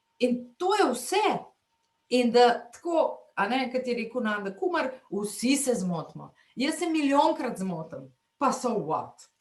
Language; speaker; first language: Slovenian; native; Slovenian